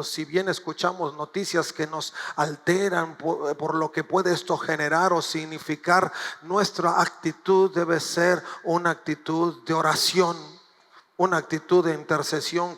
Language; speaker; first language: Spanish; native; Spanish